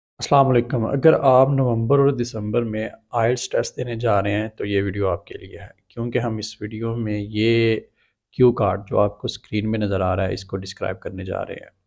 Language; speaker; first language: Urdu; native; Urdu